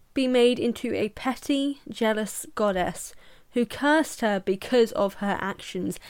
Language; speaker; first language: English; native; English